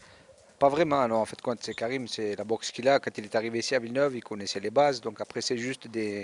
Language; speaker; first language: French; native; French